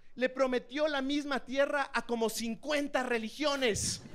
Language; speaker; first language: Spanish; native; Spanish